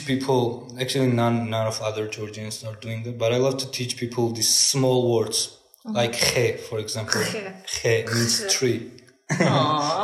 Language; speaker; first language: English; non-native, fluent; Georgian